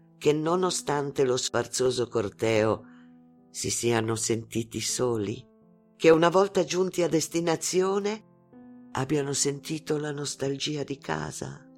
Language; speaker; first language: Italian; non-native, fluent; Arabic